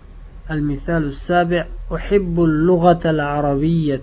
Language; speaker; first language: Arabic; non-native, fluent; Uzbek